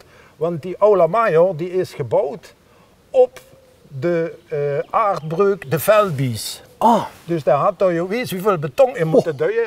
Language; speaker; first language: Dutch; native; Dutch